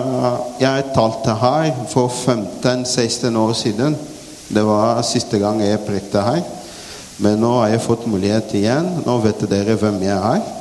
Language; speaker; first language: Norwegian; non-native, fluent; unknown